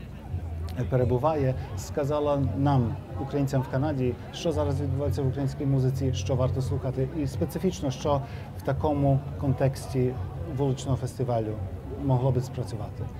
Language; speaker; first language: Ukrainian; early bilingual, heritage; Ukrainian